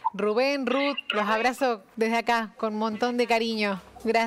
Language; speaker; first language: Spanish; native; Spanish